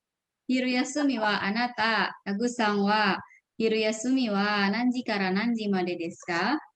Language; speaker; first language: Japanese; non-native, fluent; Indonesian